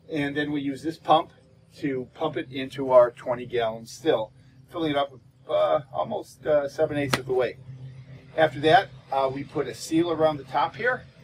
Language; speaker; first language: English; native; English